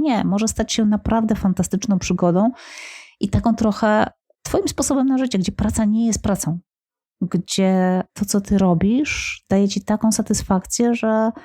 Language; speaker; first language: Polish; native; Polish